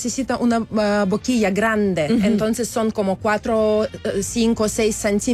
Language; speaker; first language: Spanish; non-native, learner; Russian